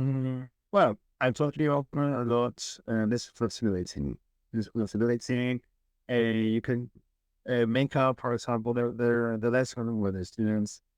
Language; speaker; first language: English; non-native, learner; Spanish